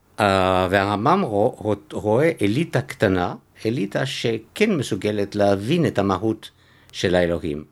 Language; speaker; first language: Hebrew; non-native, fluent; French